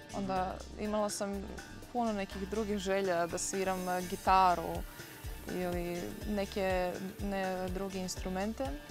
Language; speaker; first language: Croatian; non-native, fluent; Macedonian